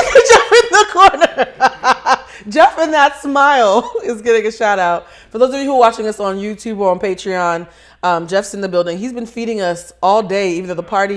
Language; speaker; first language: English; native; English